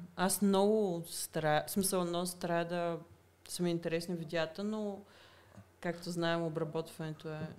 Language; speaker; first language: Bulgarian; early bilingual, heritage; Bulgarian